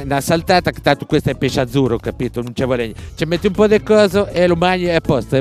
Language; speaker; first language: Italian; native; Italian